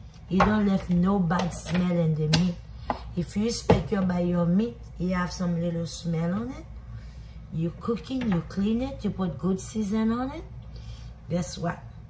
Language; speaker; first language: English; non-native, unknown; Haitian Creole